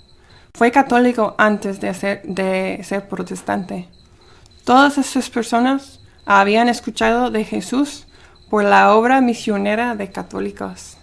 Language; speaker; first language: Spanish; early bilingual, heritage; Spanish